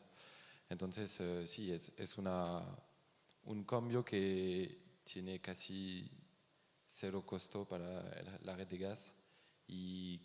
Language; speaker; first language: Spanish; non-native, fluent; French